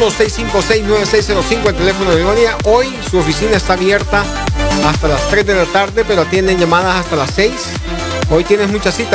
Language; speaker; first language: Spanish; native; Spanish